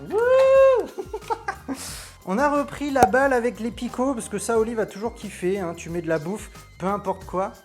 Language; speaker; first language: French; native; French